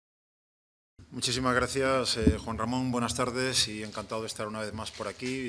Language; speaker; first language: Spanish; native; Spanish